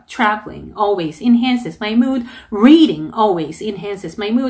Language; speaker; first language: English; non-native, fluent; Korean